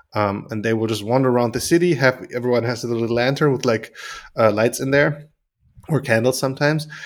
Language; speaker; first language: English; non-native, fluent; German